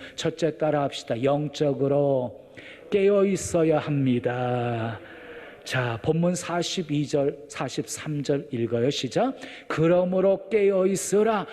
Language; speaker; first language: Korean; native; Korean